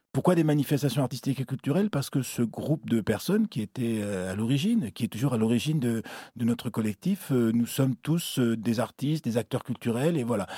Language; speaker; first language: French; native; French